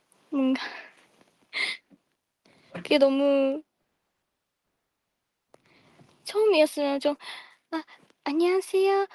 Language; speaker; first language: Korean; non-native, fluent; Japanese